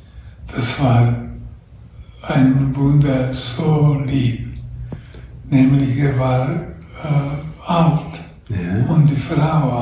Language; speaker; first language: German; non-native, learner; Croatian